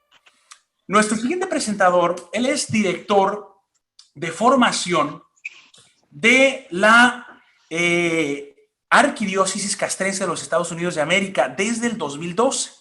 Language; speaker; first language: Spanish; native; Spanish